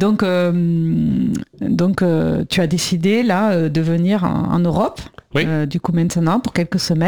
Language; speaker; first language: French; native; French